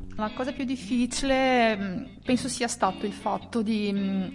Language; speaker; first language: Italian; non-native, fluent; Portuguese